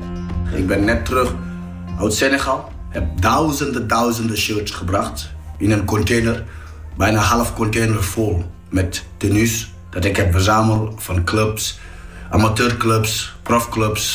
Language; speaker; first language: Dutch; non-native, fluent; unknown